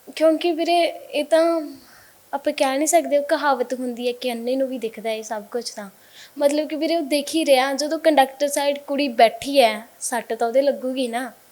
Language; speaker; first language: Punjabi; native; Punjabi